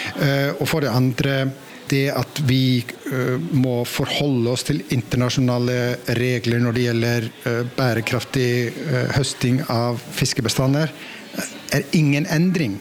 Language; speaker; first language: Norwegian; non-native, fluent; Icelandic